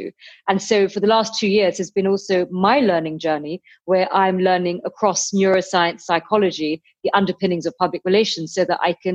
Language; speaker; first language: English; native; English